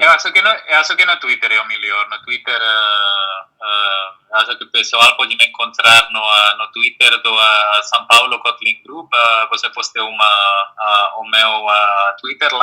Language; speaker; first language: Portuguese; non-native, fluent; Spanish